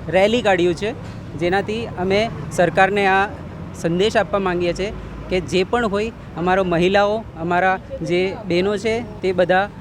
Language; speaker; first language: Gujarati; non-native, local second language; Bangla